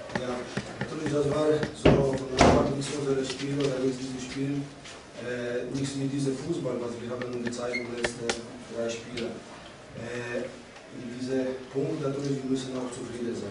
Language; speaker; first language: German; non-native, learner; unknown